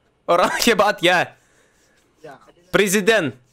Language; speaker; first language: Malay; non-native, learner; Russian